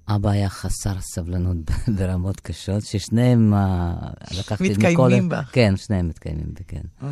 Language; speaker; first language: Hebrew; non-native, fluent; Russian